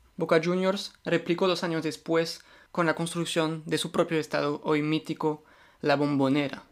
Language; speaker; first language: Spanish; non-native, fluent; French